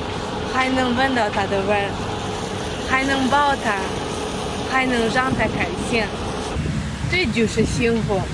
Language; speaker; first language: Chinese; non-native, fluent; Kyrgyz